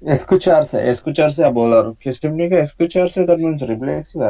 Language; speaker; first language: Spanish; non-native, learner; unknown